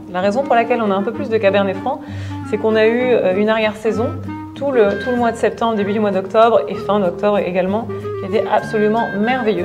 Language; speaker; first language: French; native; French